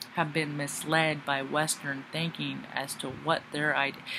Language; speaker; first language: English; native; English